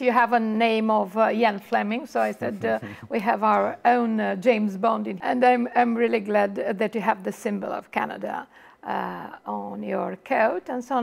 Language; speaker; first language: English; non-native, fluent; Romanian